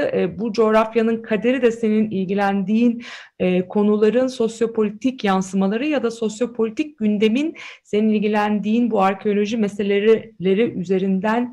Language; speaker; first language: Turkish; native; Turkish